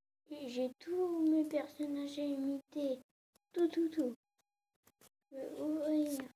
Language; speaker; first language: French; native; French